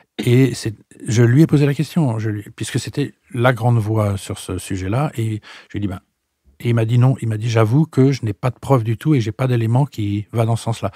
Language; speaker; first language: French; native; French